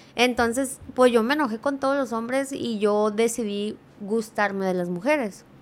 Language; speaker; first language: Spanish; early bilingual, heritage; Spanish